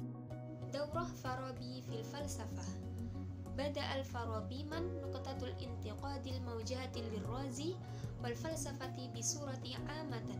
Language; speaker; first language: Arabic; non-native, learner; Indonesian